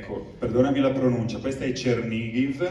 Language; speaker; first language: Italian; native; Italian